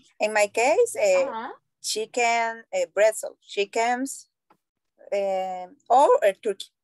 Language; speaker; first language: English; non-native, learner; Spanish